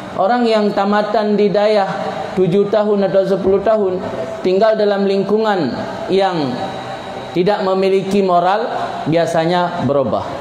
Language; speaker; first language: Malay; non-native, local second language; Achinese